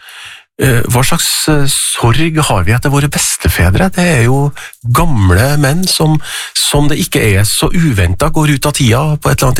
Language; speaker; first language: Norwegian; native; Norwegian